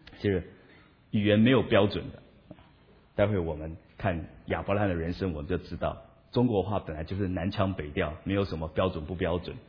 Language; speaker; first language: Chinese; non-native, local second language; Min Nan Chinese